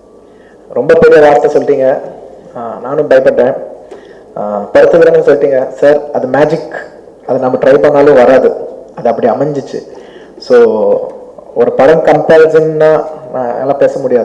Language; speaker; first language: Tamil; non-native, local second language; Telugu